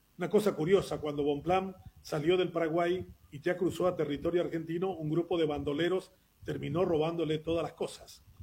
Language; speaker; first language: Spanish; non-native, local second language; Guarani